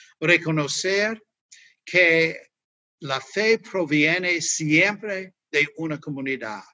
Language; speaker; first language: Spanish; non-native, fluent; English